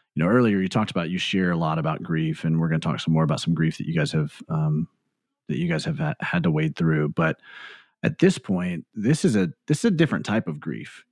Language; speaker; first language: English; native; English